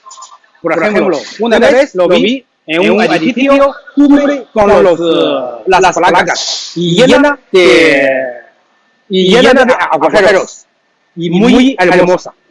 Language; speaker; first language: Spanish; non-native, learner; Chinese